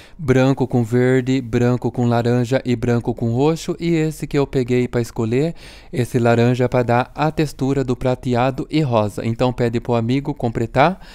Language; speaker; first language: Portuguese; native; Portuguese